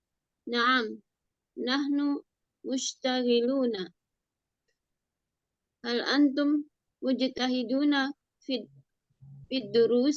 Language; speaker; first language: Arabic; non-native, learner; Indonesian